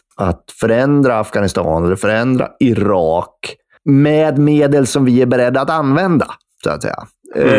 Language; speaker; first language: Swedish; native; Swedish